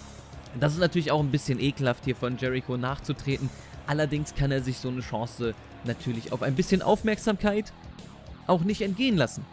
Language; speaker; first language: German; native; German